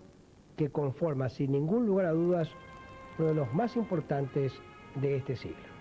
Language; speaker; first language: Spanish; native; Spanish